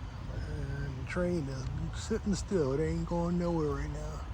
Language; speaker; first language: English; native; English